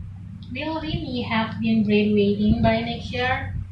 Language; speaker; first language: English; non-native, learner; Indonesian